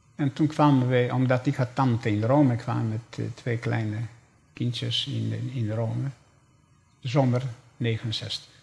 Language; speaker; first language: Dutch; non-native, fluent; Polish